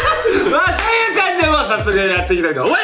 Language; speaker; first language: Japanese; native; Japanese